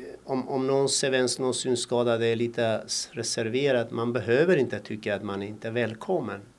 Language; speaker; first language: Swedish; non-native, fluent; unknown